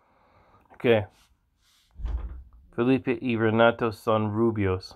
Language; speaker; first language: Spanish; non-native, learner; English